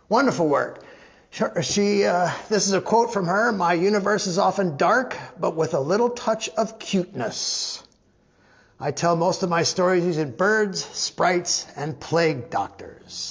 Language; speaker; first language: English; native; English